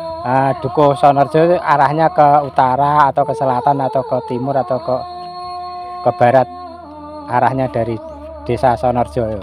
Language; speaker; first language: Indonesian; non-native, local second language; Javanese